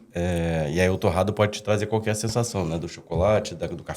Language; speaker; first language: Portuguese; native; Portuguese